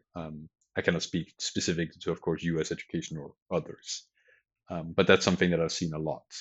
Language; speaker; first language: English; non-native, fluent; Danish